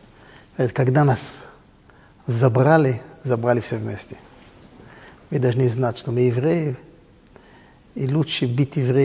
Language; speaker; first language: Russian; non-native, fluent; Hebrew